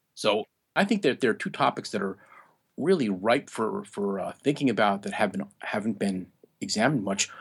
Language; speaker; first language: English; native; English